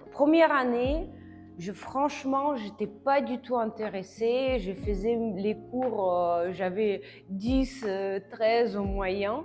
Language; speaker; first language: French; non-native, fluent; Russian